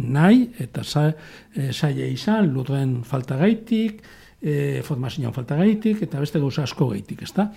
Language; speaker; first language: Basque; native; Basque